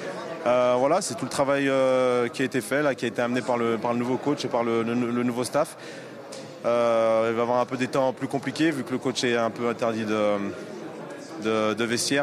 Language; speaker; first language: French; native; French